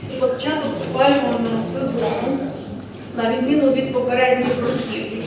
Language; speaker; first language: Ukrainian; native; Ukrainian